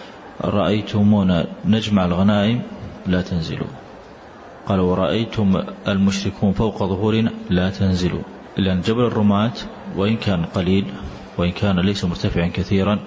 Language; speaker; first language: Arabic; native; Arabic